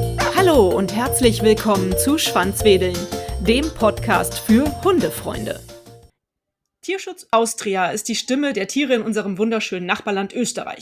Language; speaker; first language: German; native; German